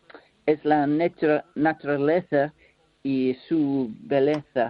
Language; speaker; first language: Spanish; non-native, learner; English